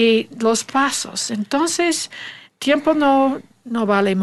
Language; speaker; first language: Spanish; non-native, learner; English